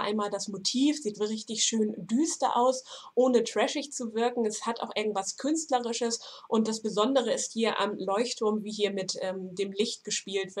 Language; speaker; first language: German; native; German